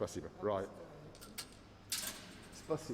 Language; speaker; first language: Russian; non-native, learner; English